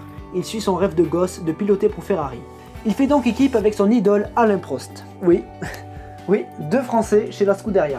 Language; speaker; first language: French; native; French